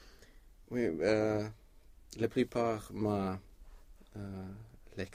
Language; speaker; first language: French; non-native, learner; Swedish